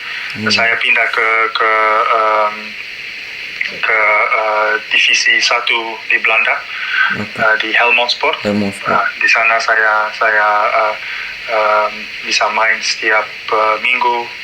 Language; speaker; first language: Indonesian; non-native, learner; Dutch